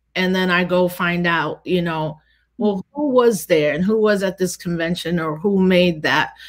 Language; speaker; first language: English; native; English